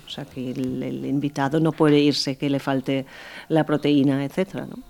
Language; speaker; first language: Spanish; non-native, fluent; German